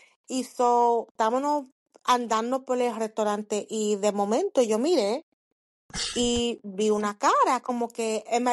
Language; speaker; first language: Spanish; early bilingual, heritage; Spanish